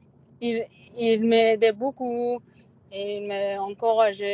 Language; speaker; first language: French; non-native, learner; Persian